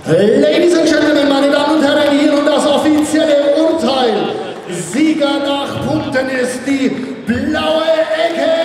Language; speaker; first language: German; native; German